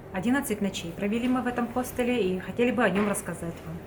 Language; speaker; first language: Russian; native; Russian